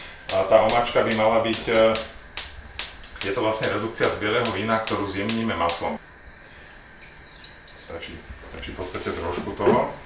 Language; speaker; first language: Slovak; native; Slovak